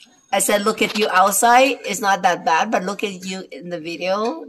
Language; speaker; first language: English; non-native, learner; Vietnamese